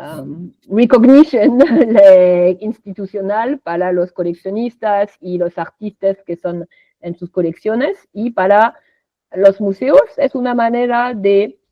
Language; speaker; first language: Spanish; non-native, fluent; French